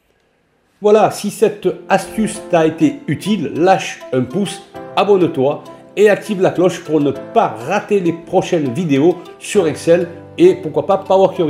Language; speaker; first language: French; native; French